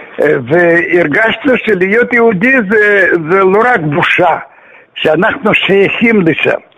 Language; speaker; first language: Hebrew; non-native, fluent; Russian